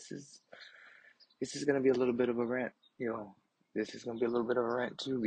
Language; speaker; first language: English; native; English